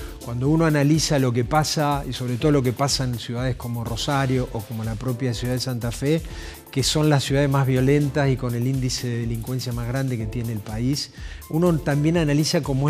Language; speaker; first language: Spanish; native; Spanish